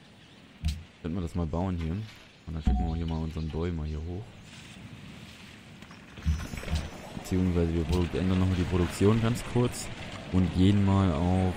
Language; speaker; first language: German; native; German